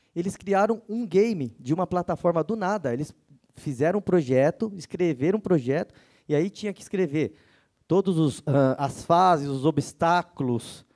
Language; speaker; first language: Portuguese; native; Portuguese